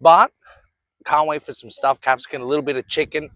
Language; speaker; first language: English; native; English